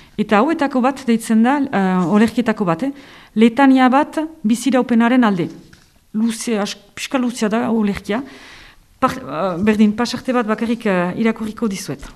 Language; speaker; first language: Basque; native; Basque